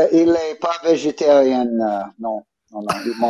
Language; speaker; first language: French; non-native, learner; English